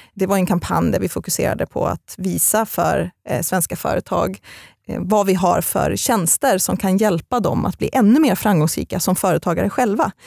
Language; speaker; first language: Swedish; native; Swedish